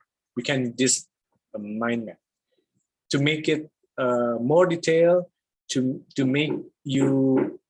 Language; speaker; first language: English; non-native, fluent; Indonesian